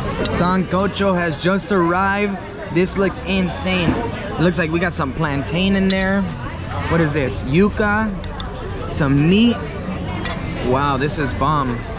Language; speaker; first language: English; native; English